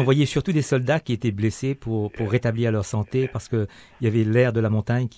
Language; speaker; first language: French; native; French